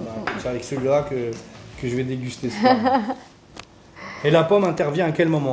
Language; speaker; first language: French; native; French